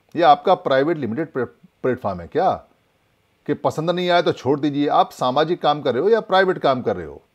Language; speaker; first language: Hindi; native; Hindi